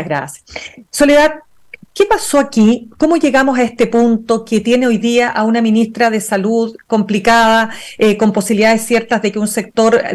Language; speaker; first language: Spanish; native; Spanish